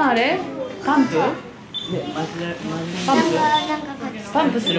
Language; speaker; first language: Japanese; early bilingual, heritage; Japanese